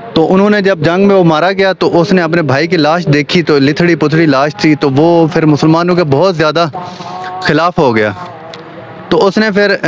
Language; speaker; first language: Urdu; non-native, local second language; Punjabi